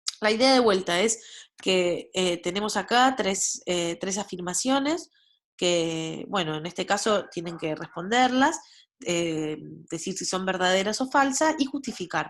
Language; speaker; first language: Spanish; native; Spanish